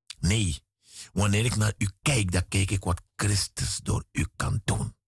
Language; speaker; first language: Dutch; native; Dutch